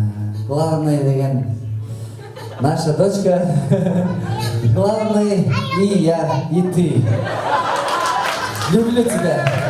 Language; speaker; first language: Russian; non-native, local second language; Kyrgyz